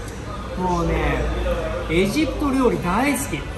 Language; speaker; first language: Japanese; native; Japanese